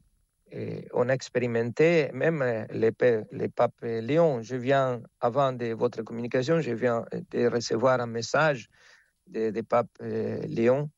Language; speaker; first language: French; non-native, fluent; Spanish